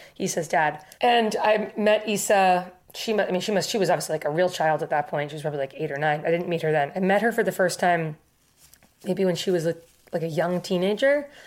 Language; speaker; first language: English; native; English